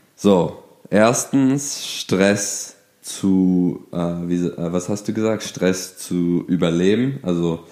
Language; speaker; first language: German; non-native, fluent; English